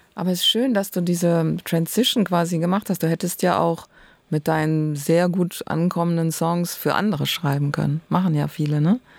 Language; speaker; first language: German; native; German